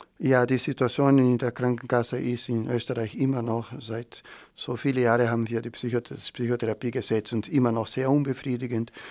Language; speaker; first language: German; non-native, fluent; Portuguese